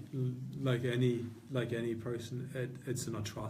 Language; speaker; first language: English; non-native, fluent; Norwegian